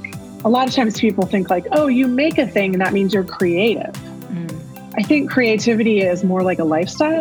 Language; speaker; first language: English; native; English